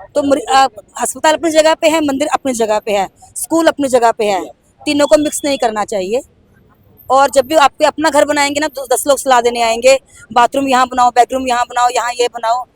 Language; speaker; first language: Hindi; native; Hindi